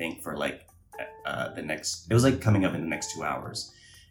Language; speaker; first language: English; non-native, local second language; Cantonese